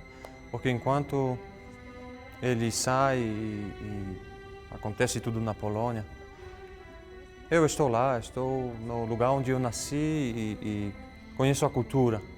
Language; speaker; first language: Portuguese; non-native, fluent; Polish